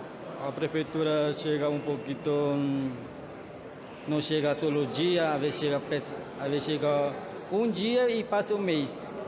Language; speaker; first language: Portuguese; non-native, learner; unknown